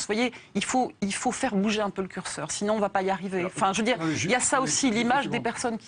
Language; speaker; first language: French; native; French